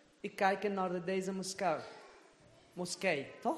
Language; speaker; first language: Dutch; non-native, learner; Persian